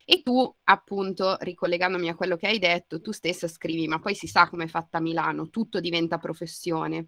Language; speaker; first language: Italian; native; Italian